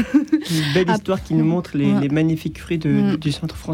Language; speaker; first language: French; native; French